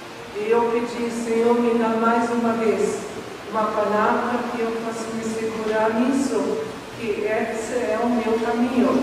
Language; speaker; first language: Portuguese; non-native, fluent; German